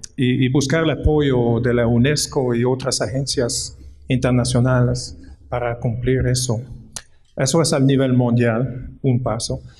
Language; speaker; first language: Spanish; non-native, fluent; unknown